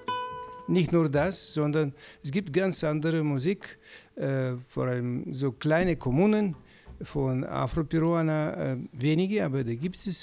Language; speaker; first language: German; non-native, fluent; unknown